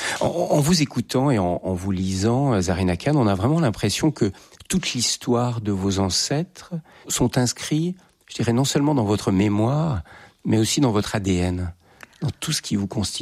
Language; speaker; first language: French; native; French